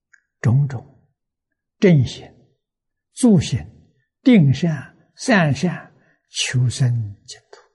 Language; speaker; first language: Chinese; native; Chinese